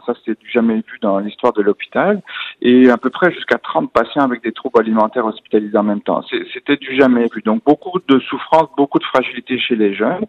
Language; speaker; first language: French; native; French